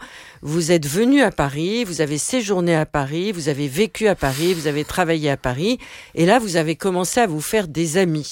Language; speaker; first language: French; native; French